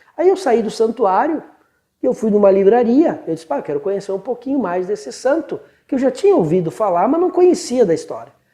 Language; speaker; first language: Portuguese; native; Portuguese